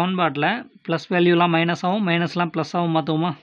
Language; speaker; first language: Tamil; native; Tamil